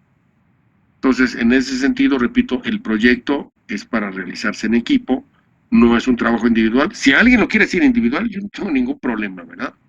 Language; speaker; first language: Spanish; native; Spanish